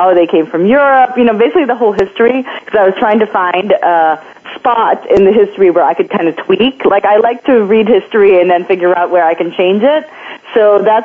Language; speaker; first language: English; non-native, local second language; Filipino